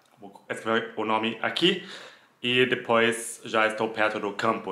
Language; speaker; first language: Portuguese; non-native, fluent; German